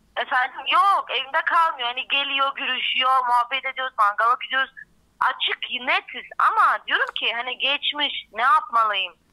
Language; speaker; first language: Turkish; non-native, fluent; Persian